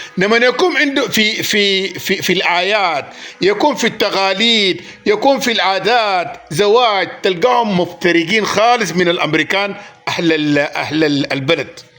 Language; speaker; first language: Arabic; native; Arabic